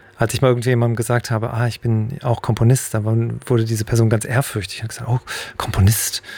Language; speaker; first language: German; native; German